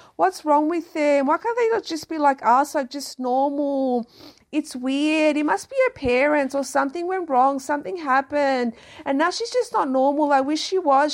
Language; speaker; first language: English; early bilingual, other home language; Greek